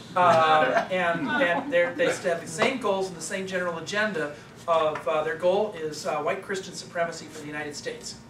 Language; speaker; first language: English; native; English